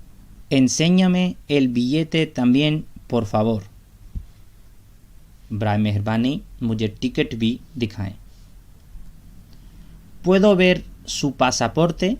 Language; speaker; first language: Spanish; non-native, fluent; Urdu